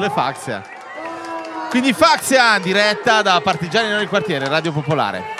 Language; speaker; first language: Italian; native; Italian